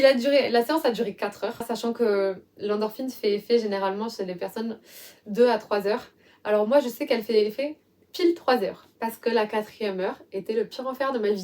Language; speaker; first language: French; native; French